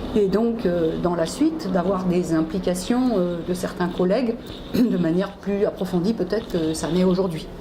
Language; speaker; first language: French; native; French